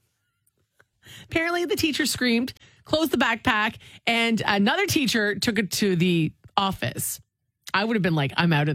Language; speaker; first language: English; native; English